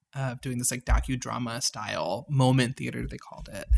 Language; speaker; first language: English; native; English